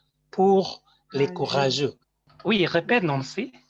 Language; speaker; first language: French; non-native, fluent; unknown